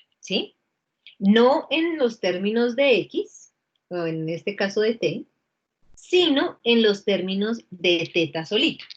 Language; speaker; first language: Spanish; native; Spanish